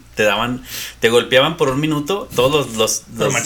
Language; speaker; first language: Spanish; native; Spanish